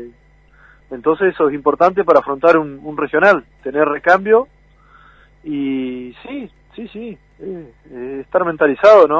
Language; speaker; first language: Spanish; native; Spanish